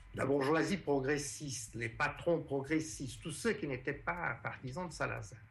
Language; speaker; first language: French; non-native, fluent; Portuguese